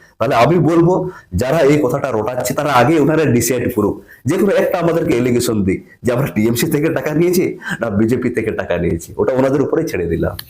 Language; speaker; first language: Bangla; non-native, local second language; Santali